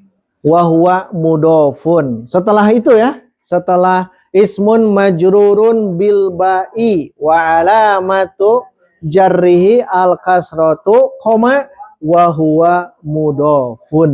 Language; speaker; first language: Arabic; non-native, fluent; Indonesian